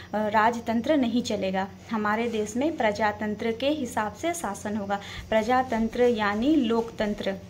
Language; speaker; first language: Hindi; native; Hindi